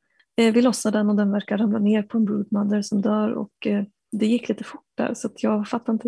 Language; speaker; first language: Swedish; native; Swedish